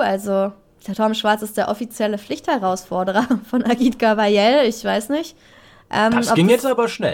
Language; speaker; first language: German; native; German